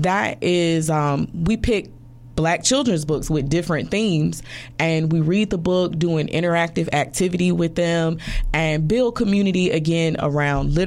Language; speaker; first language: English; native; English